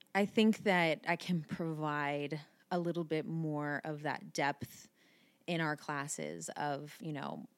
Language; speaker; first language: English; native; English